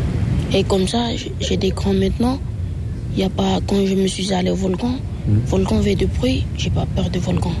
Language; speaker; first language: French; non-native, learner; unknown